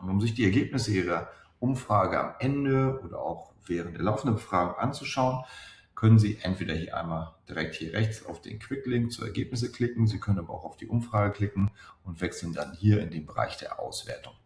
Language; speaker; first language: German; native; German